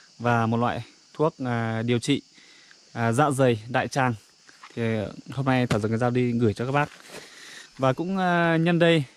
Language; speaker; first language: Vietnamese; non-native, local second language; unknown